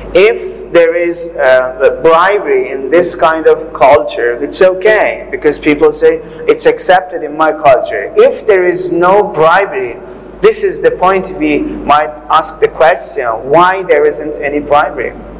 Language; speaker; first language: English; non-native, fluent; Persian